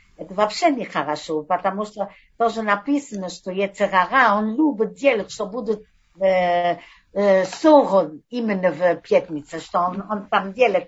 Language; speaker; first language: Russian; non-native, fluent; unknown